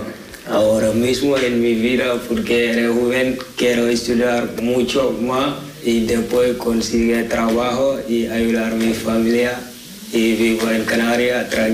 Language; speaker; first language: Spanish; non-native, learner; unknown